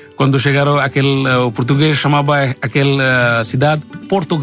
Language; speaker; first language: Portuguese; non-native, learner; Bangla